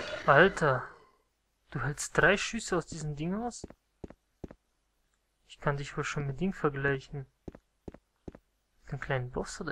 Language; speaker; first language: German; native; German